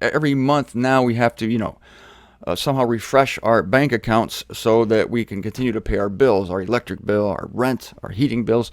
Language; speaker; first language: English; native; English